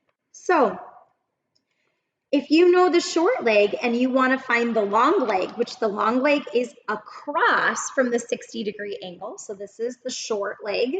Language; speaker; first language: English; native; English